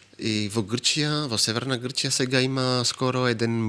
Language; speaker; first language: Macedonian; non-native, fluent; Greek